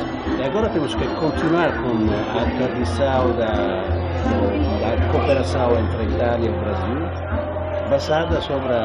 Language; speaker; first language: Portuguese; non-native, fluent; Italian